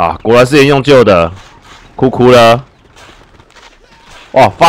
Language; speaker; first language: Chinese; native; Chinese